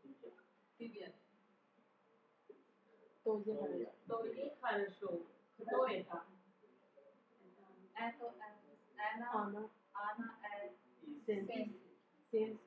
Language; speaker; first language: Russian; non-native, learner; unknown